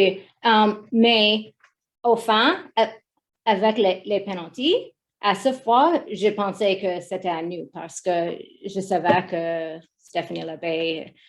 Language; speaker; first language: French; non-native, learner; English